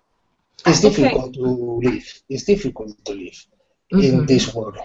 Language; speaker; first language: English; non-native, learner; Spanish